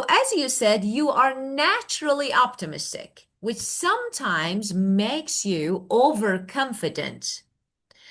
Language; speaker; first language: English; non-native, fluent; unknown